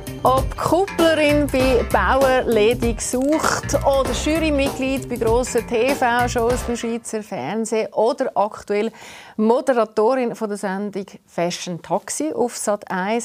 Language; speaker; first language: German; native; German